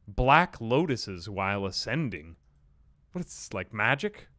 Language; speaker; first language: English; native; English